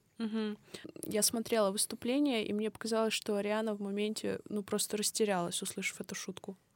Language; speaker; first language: Russian; native; Russian